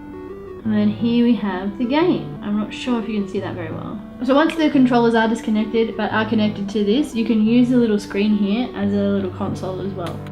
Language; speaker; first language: English; native; English